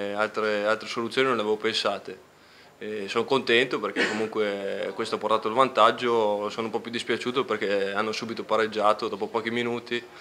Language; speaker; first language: Italian; native; Italian